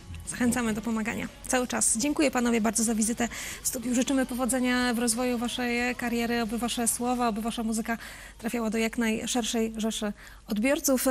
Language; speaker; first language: Polish; native; Polish